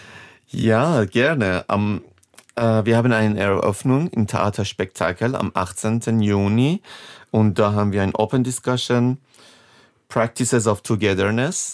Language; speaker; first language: German; non-native, fluent; Persian